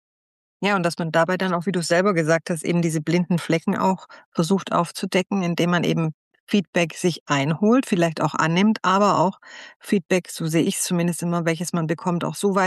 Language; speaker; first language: German; native; German